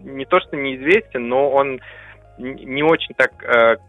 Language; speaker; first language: Russian; non-native, local second language; German